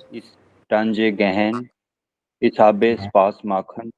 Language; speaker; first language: German; non-native, learner; Hindi